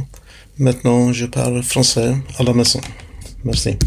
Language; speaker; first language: French; non-native, fluent; Swedish